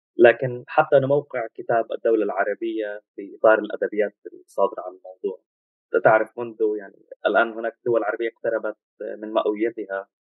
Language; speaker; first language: Arabic; native; Arabic